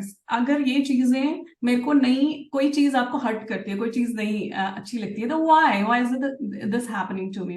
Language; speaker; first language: Hindi; native; Hindi